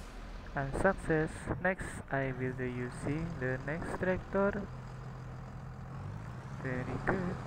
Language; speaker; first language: English; non-native, learner; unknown